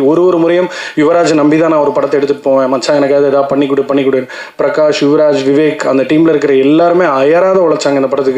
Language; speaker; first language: Tamil; native; Tamil